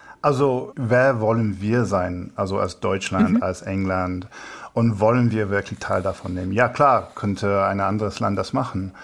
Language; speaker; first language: German; non-native, fluent; English